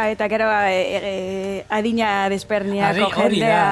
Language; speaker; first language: Basque; non-native, fluent; English